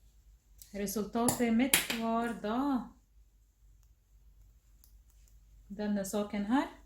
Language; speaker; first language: Norwegian; non-native, fluent; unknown